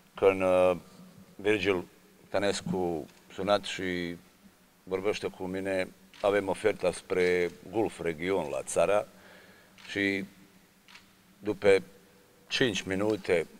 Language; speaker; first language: Romanian; non-native, learner; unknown